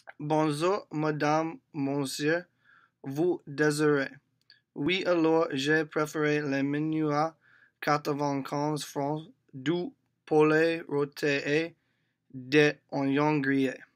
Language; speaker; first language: French; non-native, learner; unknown